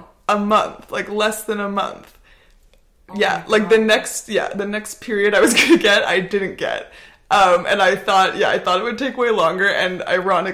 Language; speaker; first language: English; native; English